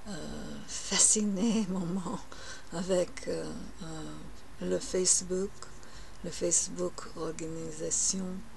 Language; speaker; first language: French; non-native, learner; English